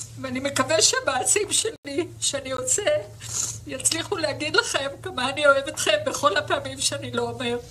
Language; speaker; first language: Hebrew; native; Hebrew